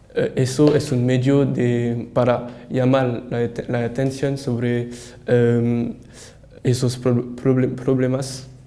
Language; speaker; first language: Spanish; non-native, learner; French